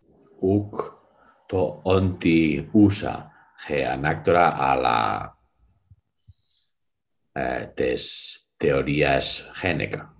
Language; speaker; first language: Greek; non-native, learner; English